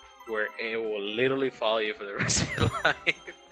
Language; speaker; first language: English; early bilingual, other home language; Spanish